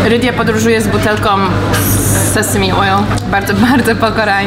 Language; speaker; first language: Polish; early bilingual, heritage; Polish